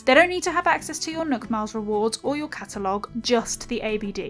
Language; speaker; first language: English; native; English